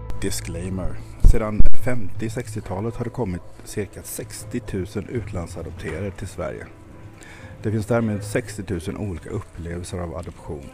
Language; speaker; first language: Swedish; native; Swedish